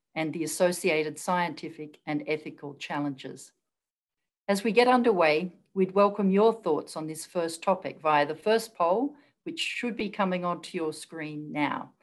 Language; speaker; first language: English; native; English